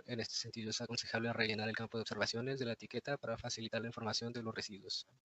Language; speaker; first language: Spanish; native; Spanish